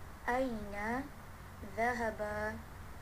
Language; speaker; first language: Arabic; non-native, learner; Malay